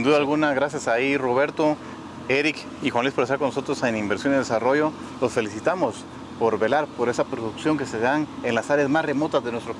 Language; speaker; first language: Spanish; native; Spanish